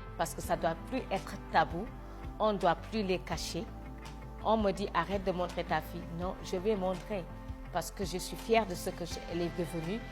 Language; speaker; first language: French; non-native, local second language; Wolof